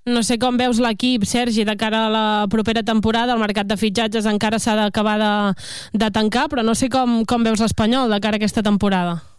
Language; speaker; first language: Catalan; native; Catalan